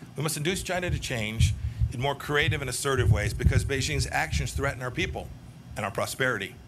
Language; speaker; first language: English; native; English